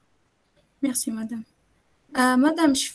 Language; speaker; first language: French; non-native, local second language; Arabic